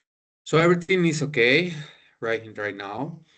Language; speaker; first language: English; non-native, learner; Spanish